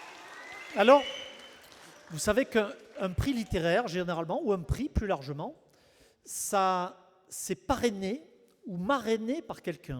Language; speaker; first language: French; native; French